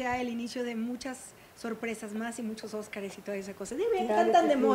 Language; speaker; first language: Spanish; native; Spanish